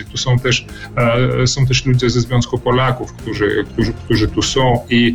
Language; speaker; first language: Polish; early bilingual, heritage; Polish